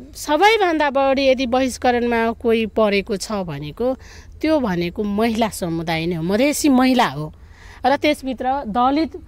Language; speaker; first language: Nepali; non-native, local second language; Maithili